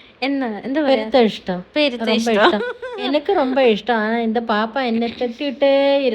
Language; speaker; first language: Tamil; non-native, learner; Malayalam